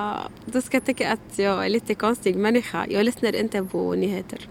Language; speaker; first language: Swedish; non-native, learner; Arabic